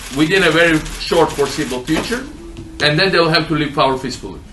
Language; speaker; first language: English; non-native, fluent; Georgian